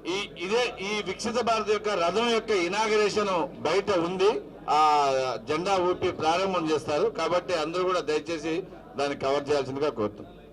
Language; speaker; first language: Telugu; native; Telugu